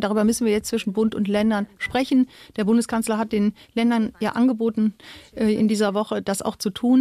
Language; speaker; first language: German; native; German